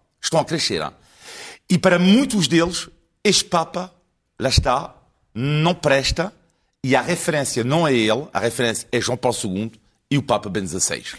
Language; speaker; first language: Portuguese; non-native, fluent; French